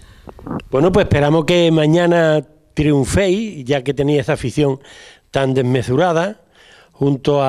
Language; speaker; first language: Spanish; native; Spanish